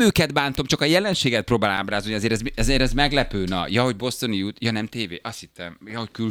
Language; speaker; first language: Hungarian; native; Hungarian